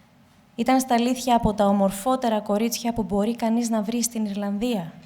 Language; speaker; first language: Greek; native; Greek